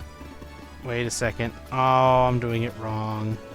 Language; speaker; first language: English; native; English